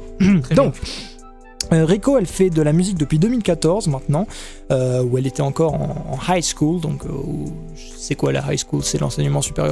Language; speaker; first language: French; native; French